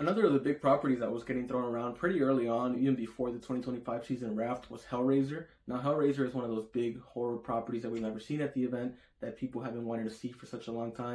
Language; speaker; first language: English; native; English